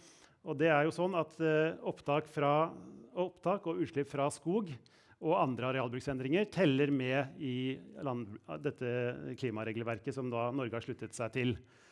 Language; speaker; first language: Norwegian; native; Norwegian